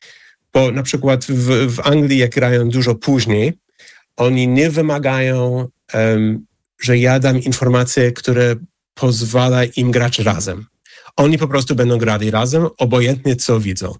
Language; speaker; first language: Polish; non-native, fluent; English